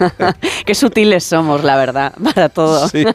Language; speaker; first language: Spanish; native; Spanish